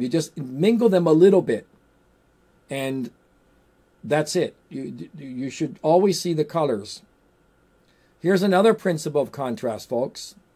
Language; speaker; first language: English; native; English